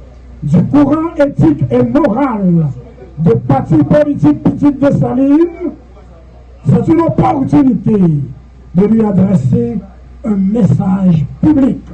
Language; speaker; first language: French; non-native, local second language; Haitian Creole